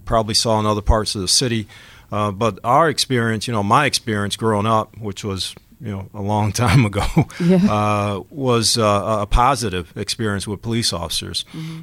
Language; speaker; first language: English; native; English